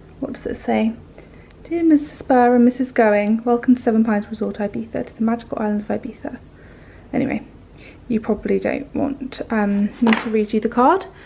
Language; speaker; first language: English; native; English